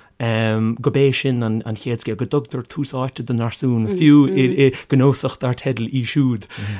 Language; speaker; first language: Irish; native; Irish